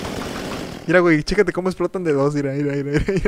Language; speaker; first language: Spanish; native; Spanish